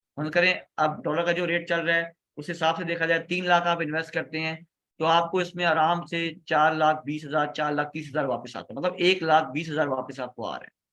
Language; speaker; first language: Urdu; native; Urdu